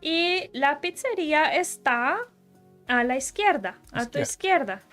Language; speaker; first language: Spanish; early bilingual, heritage; Spanish